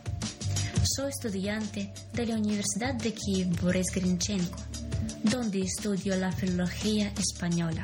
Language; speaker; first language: Spanish; non-native, fluent; Ukrainian